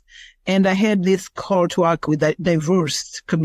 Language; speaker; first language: English; non-native, local second language; Kinyarwanda